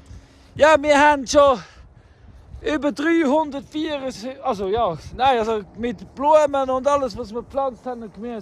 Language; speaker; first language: German; non-native, fluent; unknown